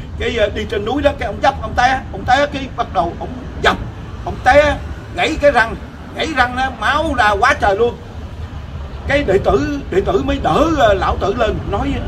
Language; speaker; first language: Vietnamese; native; Vietnamese